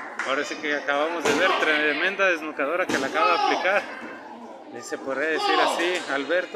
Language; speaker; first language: Spanish; native; Spanish